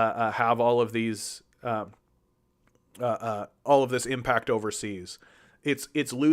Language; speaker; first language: English; native; English